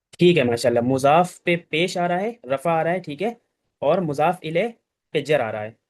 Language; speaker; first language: Urdu; native; Urdu